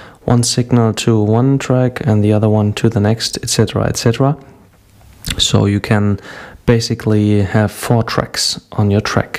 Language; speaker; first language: English; non-native, fluent; German